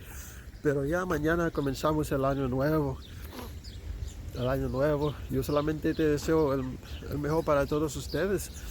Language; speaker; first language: Spanish; non-native, fluent; Haitian Creole